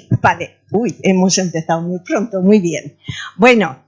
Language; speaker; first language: Spanish; non-native, fluent; English